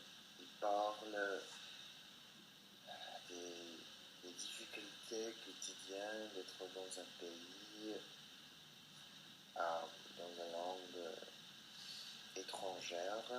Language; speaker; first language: French; non-native, fluent; English